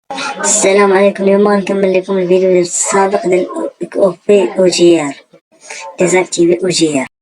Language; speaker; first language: Arabic; native; Arabic